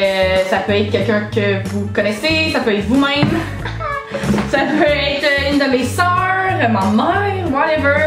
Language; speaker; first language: French; native; French